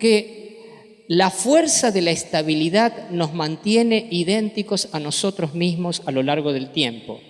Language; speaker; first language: Spanish; native; Spanish